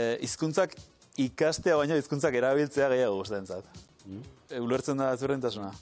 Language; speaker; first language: Basque; native; Basque